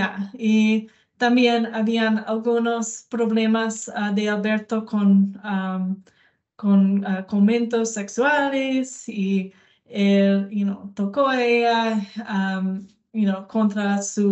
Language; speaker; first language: Spanish; non-native, fluent; English